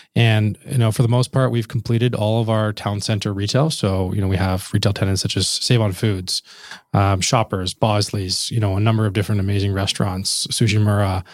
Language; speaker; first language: English; native; English